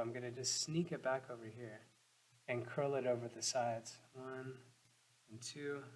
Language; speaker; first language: English; native; English